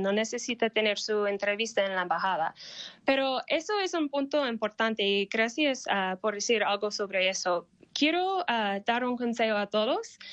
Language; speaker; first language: Spanish; non-native, learner; English